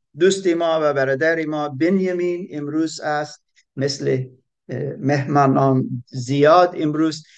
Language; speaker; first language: Persian; non-native, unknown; English